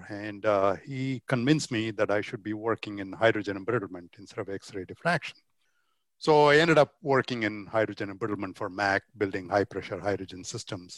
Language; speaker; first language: English; non-native, local second language; Tamil